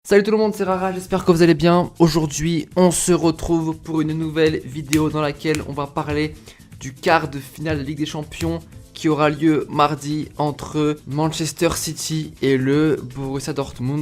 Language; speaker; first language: French; native; French